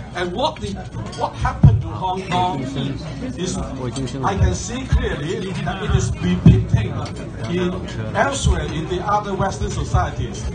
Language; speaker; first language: English; non-native, local second language; Cantonese